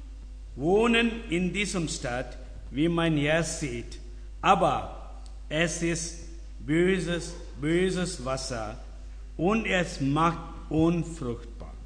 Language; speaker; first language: German; non-native, learner; Tamil